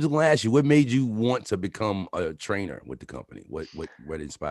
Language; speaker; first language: English; native; English